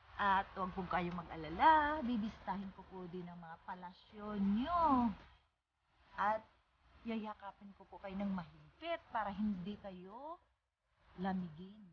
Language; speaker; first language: Filipino; non-native, local second language; Cebuano